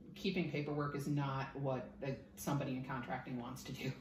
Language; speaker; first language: English; native; English